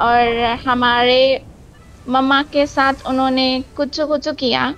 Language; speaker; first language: Hindi; non-native, learner; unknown